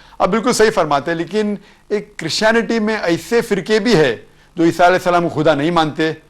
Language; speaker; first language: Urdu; non-native, local second language; Konkani